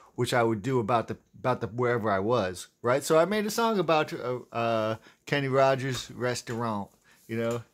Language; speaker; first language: English; native; English